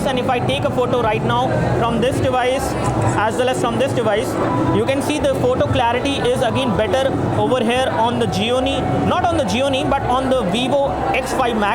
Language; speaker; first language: English; non-native, local second language; Hindi